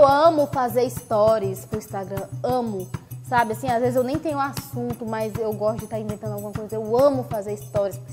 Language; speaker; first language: Portuguese; native; Portuguese